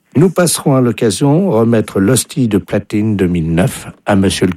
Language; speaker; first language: French; native; French